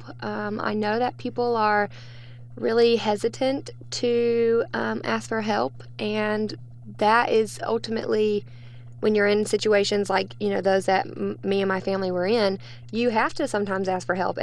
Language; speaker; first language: English; native; English